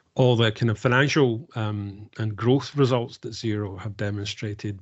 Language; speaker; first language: English; native; English